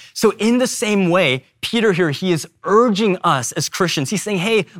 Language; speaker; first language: English; early bilingual, other home language; Korean